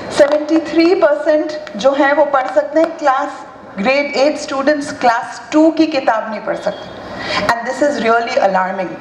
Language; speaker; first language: Hindi; native; Hindi